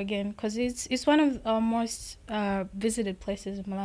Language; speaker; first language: English; non-native, local second language; Nyanja